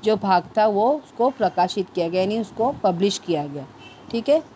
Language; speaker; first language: Hindi; non-native, local second language; Marathi